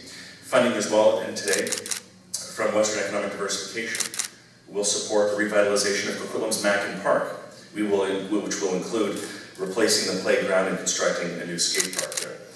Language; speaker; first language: English; native; English